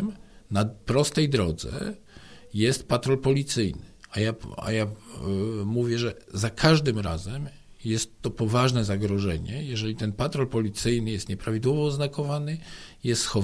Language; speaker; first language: Polish; native; Polish